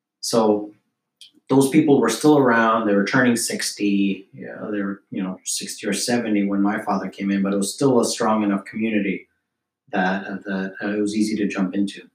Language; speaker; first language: English; early bilingual, other home language; Slovak